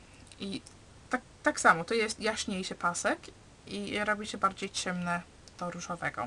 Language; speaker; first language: Polish; early bilingual, heritage; Polish